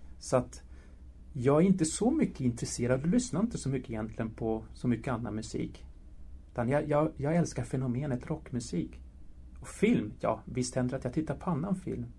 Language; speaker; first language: Swedish; early bilingual, other home language; Spanish